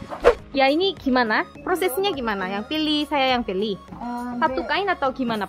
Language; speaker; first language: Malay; non-native, fluent; Korean